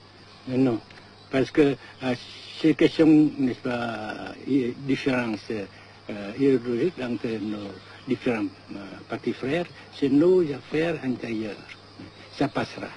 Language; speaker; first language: French; non-native, local second language; Vietnamese